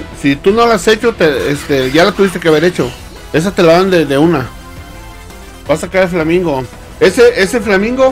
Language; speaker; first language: Spanish; native; Spanish